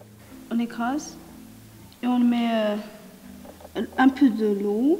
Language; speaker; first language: French; non-native, local second language; Arabic